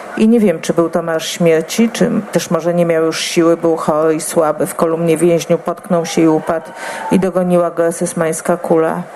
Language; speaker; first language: Polish; native; Polish